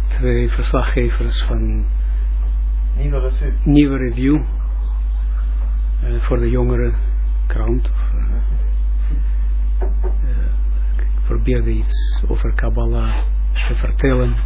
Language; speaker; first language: Dutch; non-native, fluent; Russian